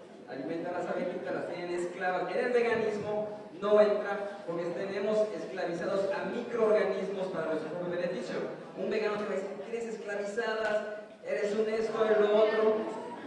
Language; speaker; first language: Spanish; native; Spanish